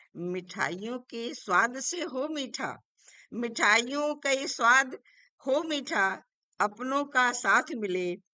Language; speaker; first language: Hindi; native; Hindi